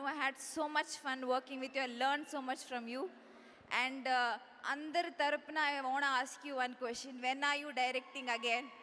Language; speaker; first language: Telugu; non-native, learner; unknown